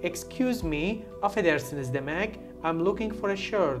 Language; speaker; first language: English; non-native, fluent; Turkish